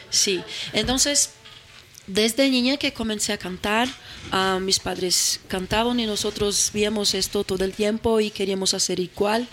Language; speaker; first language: Spanish; non-native, fluent; Portuguese